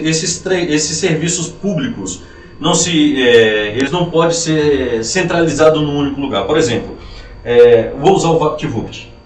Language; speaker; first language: Portuguese; native; Portuguese